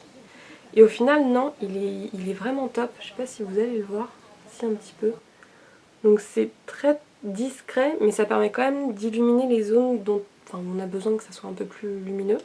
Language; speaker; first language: French; native; French